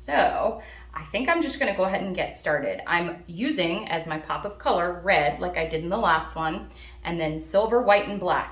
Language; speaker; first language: English; native; English